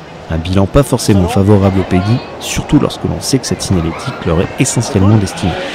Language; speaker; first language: French; native; French